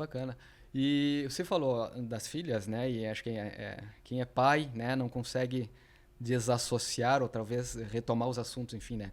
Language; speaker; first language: Portuguese; native; Portuguese